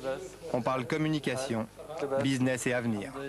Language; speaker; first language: French; native; French